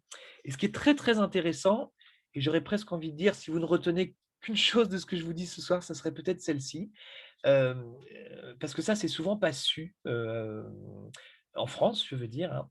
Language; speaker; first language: French; native; French